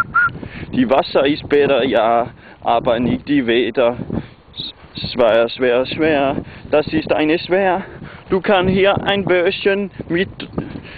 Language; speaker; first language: German; non-native, learner; Danish